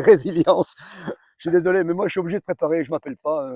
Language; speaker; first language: French; native; French